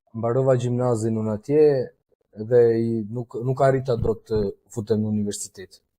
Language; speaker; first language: Albanian; native; Albanian